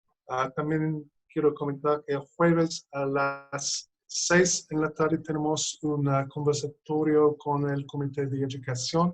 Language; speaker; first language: Spanish; non-native, fluent; English